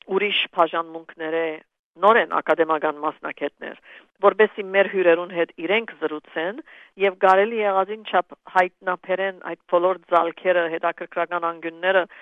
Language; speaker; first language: Armenian; early bilingual, heritage; Armenian